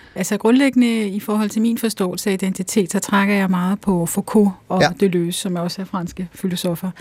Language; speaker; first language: Danish; early bilingual, other home language; Urdu